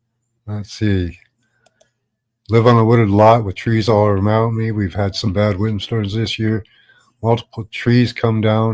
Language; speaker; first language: English; native; English